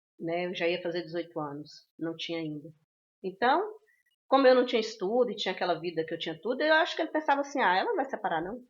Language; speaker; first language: Portuguese; native; Portuguese